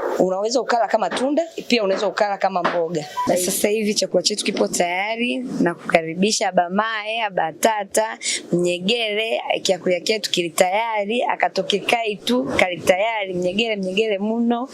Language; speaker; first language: Swahili; non-native, local second language; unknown